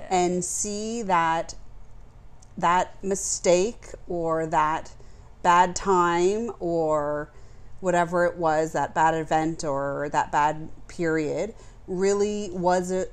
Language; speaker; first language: English; native; English